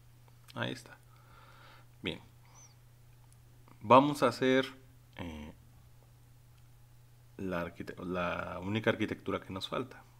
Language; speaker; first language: Spanish; native; Spanish